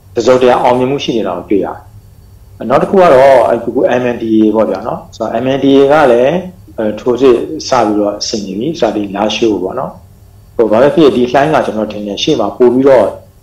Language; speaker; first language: Burmese; non-native, local second language; Shan